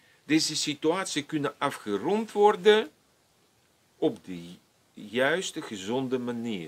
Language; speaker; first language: Dutch; non-native, fluent; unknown